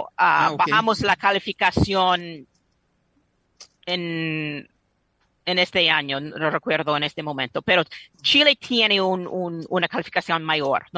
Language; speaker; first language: Spanish; non-native, fluent; English